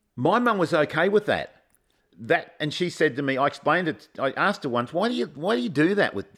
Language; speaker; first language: English; native; English